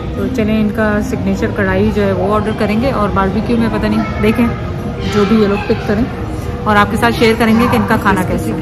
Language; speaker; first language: Urdu; native; Urdu